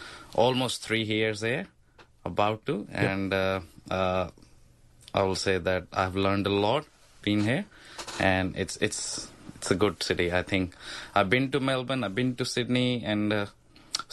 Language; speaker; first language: English; non-native, local second language; Punjabi